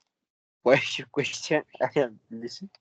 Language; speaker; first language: English; non-native, learner; Spanish